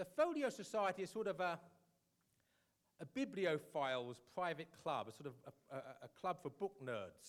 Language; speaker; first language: English; native; English